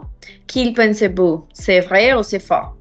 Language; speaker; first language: French; non-native, learner; Spanish